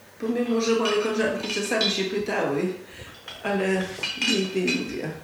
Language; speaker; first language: Polish; native; Polish